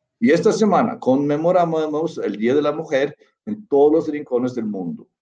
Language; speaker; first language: Spanish; non-native, fluent; Norwegian